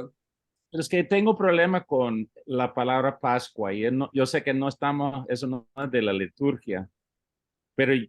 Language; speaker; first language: Spanish; early bilingual, heritage; English